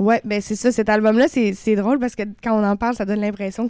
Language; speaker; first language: French; native; French